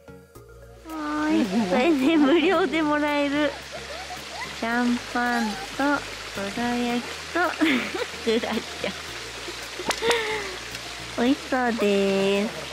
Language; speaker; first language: Japanese; native; Japanese